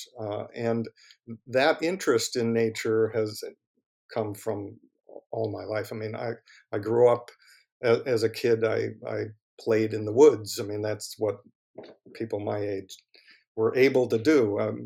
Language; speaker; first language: English; native; English